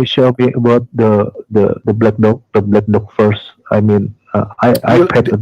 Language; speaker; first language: English; non-native, learner; Indonesian